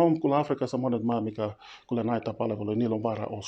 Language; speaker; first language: Finnish; non-native, fluent; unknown